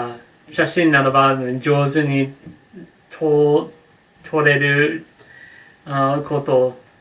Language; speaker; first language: Japanese; non-native, learner; English